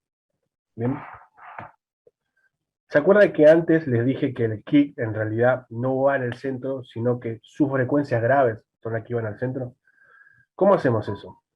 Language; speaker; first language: Spanish; native; Spanish